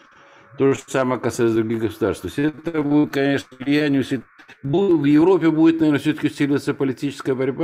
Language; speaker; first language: Russian; native; Russian